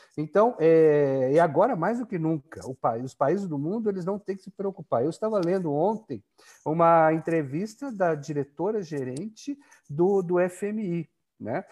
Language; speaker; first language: Portuguese; native; Portuguese